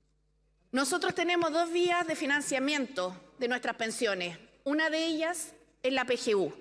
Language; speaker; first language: Spanish; native; Spanish